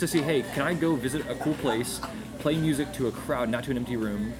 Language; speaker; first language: English; native; English